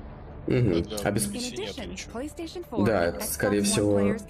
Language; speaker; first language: Russian; native; Russian